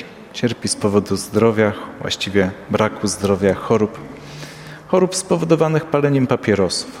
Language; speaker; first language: Polish; native; Polish